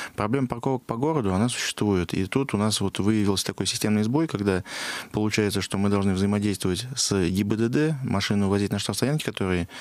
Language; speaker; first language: Russian; native; Russian